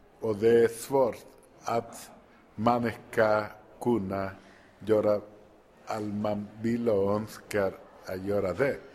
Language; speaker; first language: Swedish; non-native, fluent; Spanish